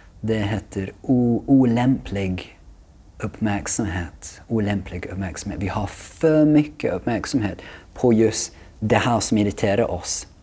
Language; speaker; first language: Swedish; non-native, fluent; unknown